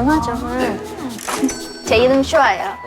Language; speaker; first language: Korean; non-native, fluent; Chinese